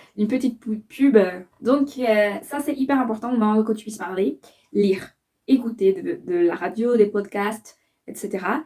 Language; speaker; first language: French; non-native, fluent; Spanish